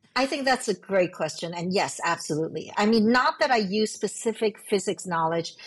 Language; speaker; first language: English; early bilingual, other home language; Cantonese